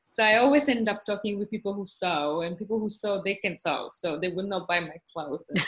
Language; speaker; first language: English; non-native, fluent; Italian